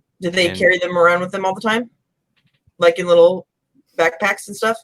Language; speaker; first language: English; native; English